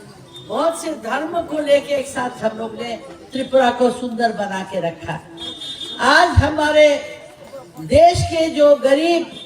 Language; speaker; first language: Hindi; non-native, local second language; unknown